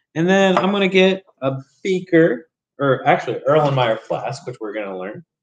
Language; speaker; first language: English; native; English